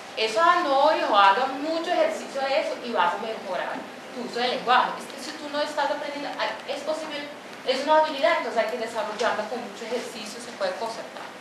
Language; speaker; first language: Spanish; non-native, fluent; Portuguese